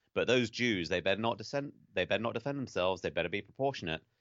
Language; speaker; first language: English; native; English